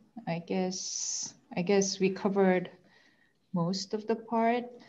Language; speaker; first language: English; non-native, fluent; Korean